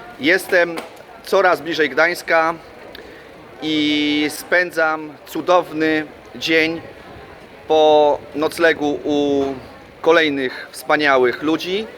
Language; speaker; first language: Polish; native; Polish